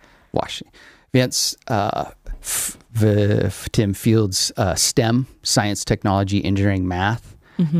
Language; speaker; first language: Polish; non-native, learner; English